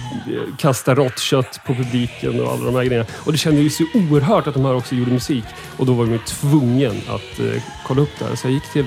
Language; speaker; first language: Swedish; native; Swedish